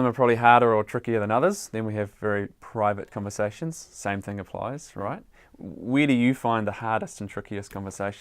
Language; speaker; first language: English; native; English